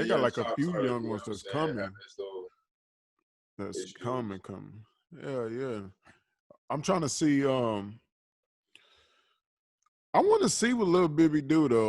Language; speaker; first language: English; native; English